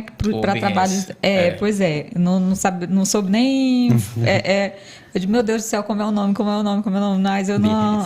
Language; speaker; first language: Portuguese; native; Portuguese